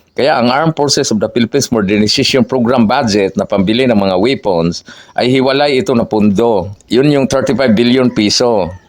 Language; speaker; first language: Filipino; non-native, local second language; Cebuano